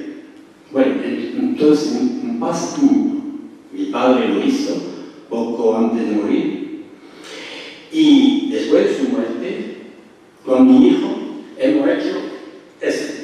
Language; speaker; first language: Spanish; early bilingual, heritage; French